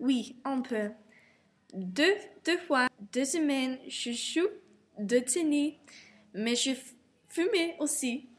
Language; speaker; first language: French; non-native, learner; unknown